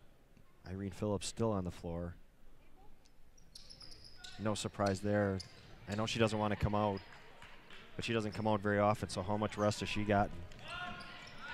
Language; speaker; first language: English; native; English